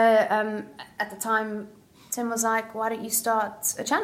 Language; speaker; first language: English; native; English